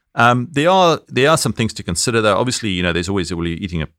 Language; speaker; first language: English; native; English